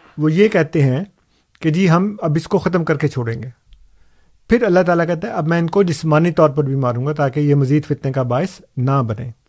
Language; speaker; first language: Urdu; native; Urdu